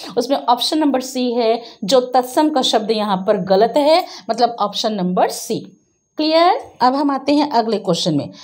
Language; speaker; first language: Hindi; native; Hindi